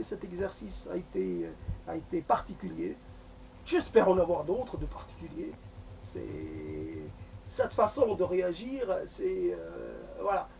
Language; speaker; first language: French; native; French